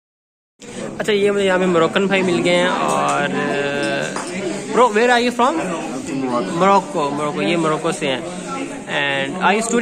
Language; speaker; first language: Urdu; non-native, local second language; Punjabi